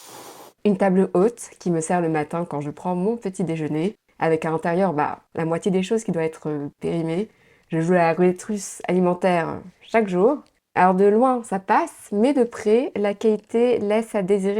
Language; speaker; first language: French; native; French